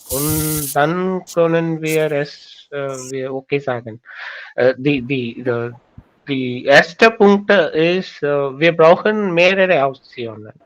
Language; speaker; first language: German; non-native, learner; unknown